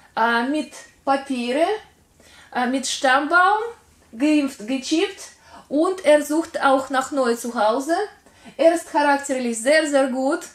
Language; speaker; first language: German; non-native, learner; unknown